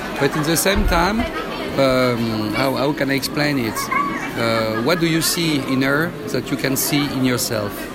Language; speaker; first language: English; non-native, learner; French